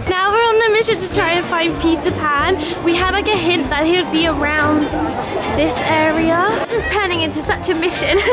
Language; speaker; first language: English; native; English